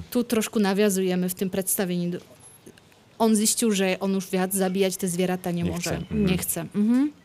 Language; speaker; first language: Slovak; non-native, learner; Polish